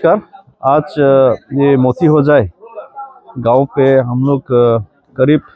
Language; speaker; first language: Hindi; non-native, local second language; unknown